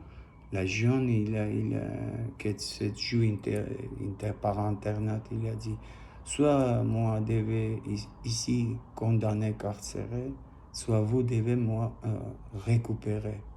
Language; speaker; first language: French; non-native, learner; Armenian